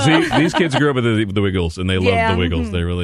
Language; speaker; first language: English; native; English